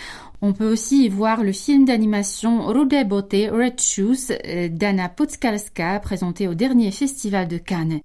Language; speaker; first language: French; native; French